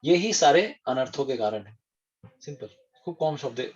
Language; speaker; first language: Hindi; non-native, local second language; Bangla